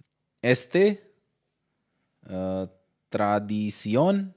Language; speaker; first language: Spanish; non-native, learner; Hindi